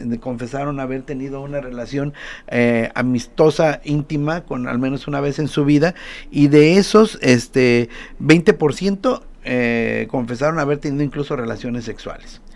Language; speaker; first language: Spanish; native; Spanish